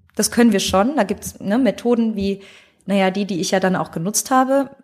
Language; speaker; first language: German; native; German